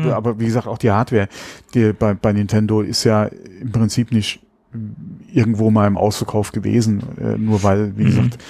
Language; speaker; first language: German; native; German